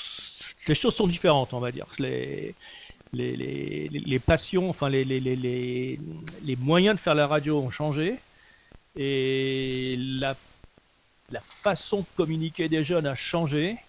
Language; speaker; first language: French; native; French